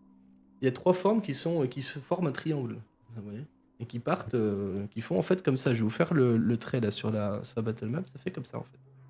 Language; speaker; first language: French; native; French